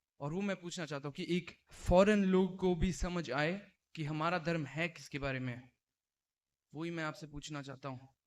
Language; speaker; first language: Hindi; early bilingual, heritage; Hindi